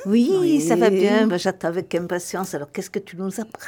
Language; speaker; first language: French; native; French